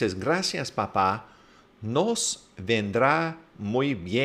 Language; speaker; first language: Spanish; non-native, fluent; English